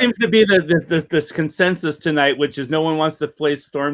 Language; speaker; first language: English; native; English